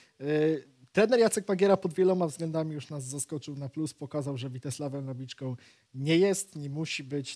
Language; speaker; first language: Polish; native; Polish